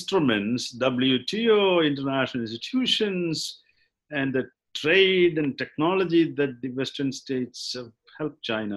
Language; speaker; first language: English; non-native, local second language; Malayalam